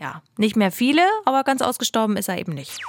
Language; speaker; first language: German; native; German